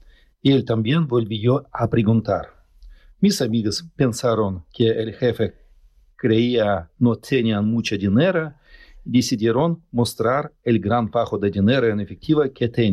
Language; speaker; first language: Spanish; non-native, fluent; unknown